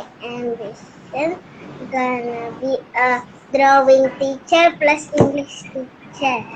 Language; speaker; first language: English; non-native, learner; Indonesian